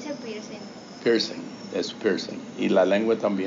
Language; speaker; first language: Spanish; non-native, fluent; English